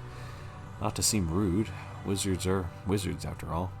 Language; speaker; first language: English; native; English